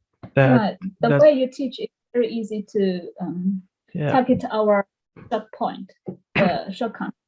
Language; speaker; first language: English; non-native, learner; Chinese